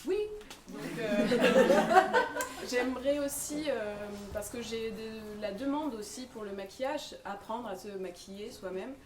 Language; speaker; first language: French; native; French